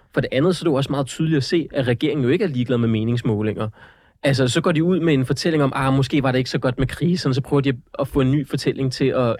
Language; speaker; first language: Danish; early bilingual, other home language; Central Kurdish